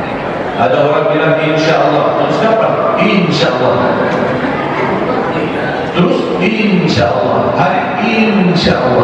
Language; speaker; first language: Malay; non-native, fluent; Arabic